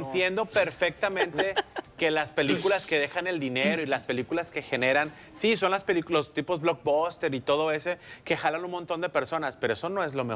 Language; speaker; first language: Spanish; native; Spanish